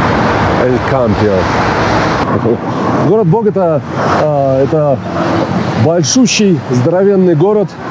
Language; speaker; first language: Russian; native; Russian